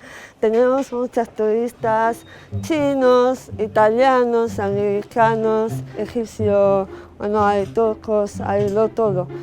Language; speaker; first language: Spanish; non-native, learner; Arabic